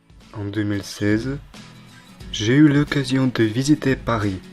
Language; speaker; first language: French; non-native, fluent; Ukrainian